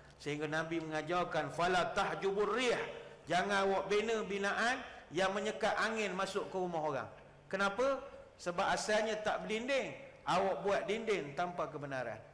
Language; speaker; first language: Malay; native; Malay